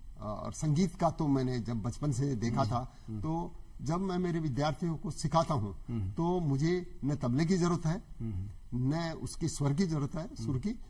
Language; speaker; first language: Hindi; non-native, local second language; Marwari